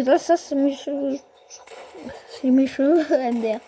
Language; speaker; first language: French; native; French